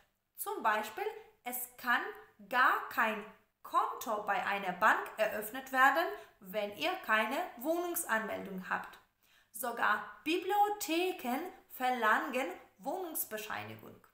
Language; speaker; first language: German; non-native, fluent; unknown